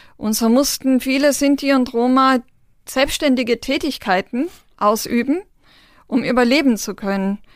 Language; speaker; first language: German; non-native, local second language; Romany